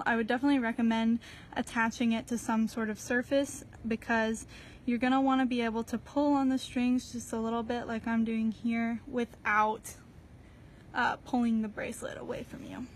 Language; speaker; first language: English; native; English